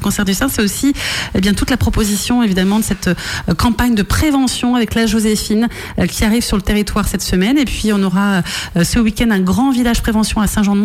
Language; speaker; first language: French; native; French